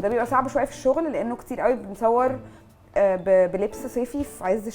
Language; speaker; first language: Arabic; native; Arabic